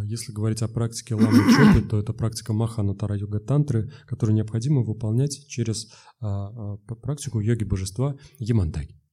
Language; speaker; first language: Russian; native; Russian